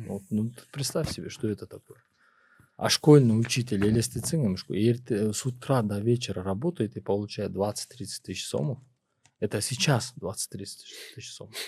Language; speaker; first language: Russian; non-native, local second language; Kyrgyz